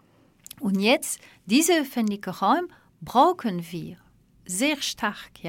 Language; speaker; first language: German; non-native, fluent; French